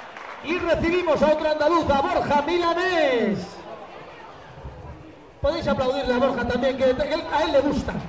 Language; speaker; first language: Spanish; native; Spanish